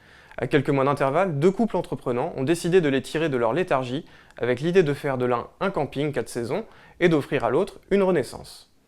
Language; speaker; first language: French; native; French